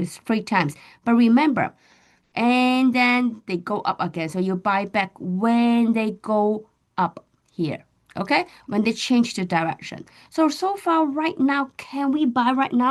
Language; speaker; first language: English; non-native, fluent; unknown